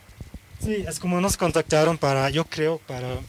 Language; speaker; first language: Spanish; early bilingual, heritage; Dutch